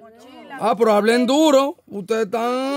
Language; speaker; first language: Spanish; native; Spanish